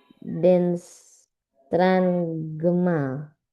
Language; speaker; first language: German; non-native, learner; Indonesian